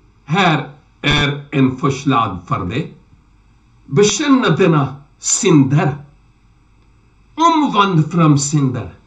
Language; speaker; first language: Swedish; non-native, learner; Urdu